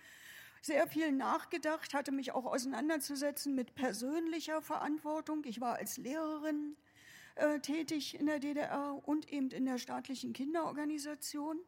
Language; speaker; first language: German; native; German